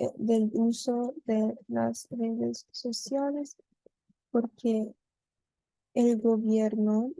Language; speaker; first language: Spanish; non-native, learner; Korean